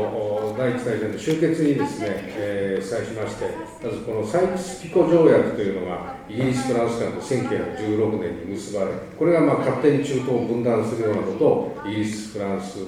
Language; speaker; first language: Japanese; native; Japanese